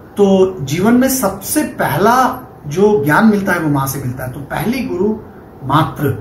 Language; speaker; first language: Hindi; non-native, local second language; Bangla